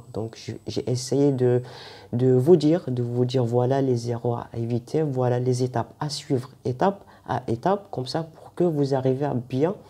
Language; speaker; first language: French; non-native, fluent; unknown